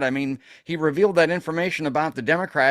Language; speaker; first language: English; native; English